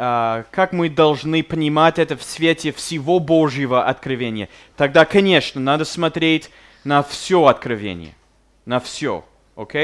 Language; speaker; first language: Russian; non-native, fluent; English